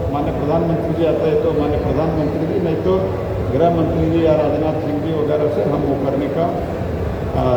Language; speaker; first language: Hindi; non-native, local second language; Kannada